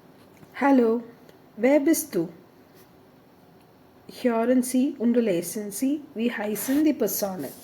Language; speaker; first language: German; non-native, learner; Malayalam